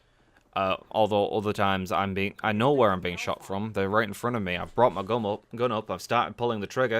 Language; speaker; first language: English; native; English